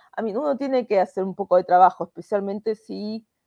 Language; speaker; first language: Spanish; native; Spanish